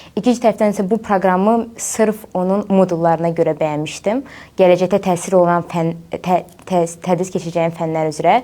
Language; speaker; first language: Azerbaijani; native; Azerbaijani